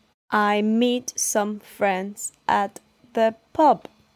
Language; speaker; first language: English; non-native, learner; Spanish